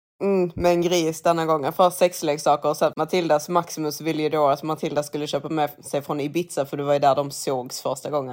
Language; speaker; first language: Swedish; native; Swedish